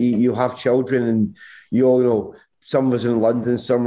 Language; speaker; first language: English; native; English